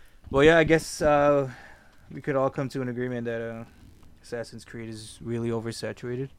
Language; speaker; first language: English; native; English